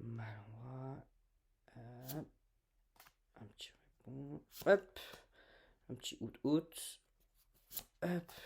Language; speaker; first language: French; native; French